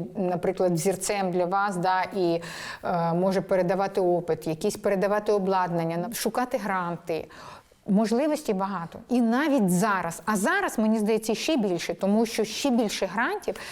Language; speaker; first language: Ukrainian; non-native, local second language; Russian